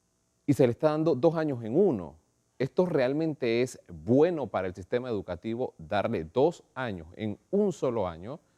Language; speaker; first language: Spanish; native; Spanish